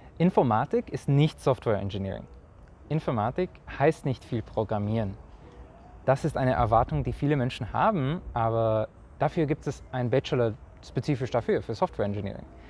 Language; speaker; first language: German; non-native, fluent; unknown